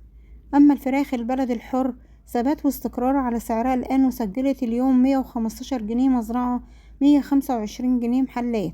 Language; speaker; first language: Arabic; native; Arabic